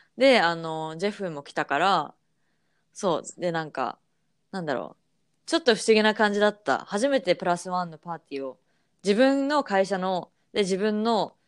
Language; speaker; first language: Japanese; native; Japanese